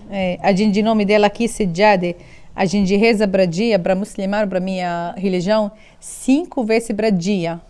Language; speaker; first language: Portuguese; non-native, learner; Arabic